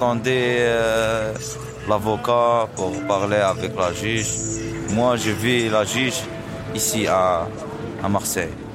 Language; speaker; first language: French; non-native, learner; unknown